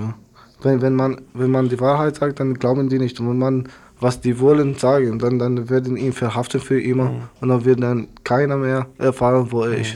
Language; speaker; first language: German; non-native, learner; Arabic